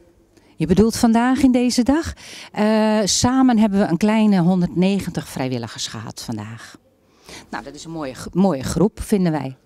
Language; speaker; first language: Dutch; native; Dutch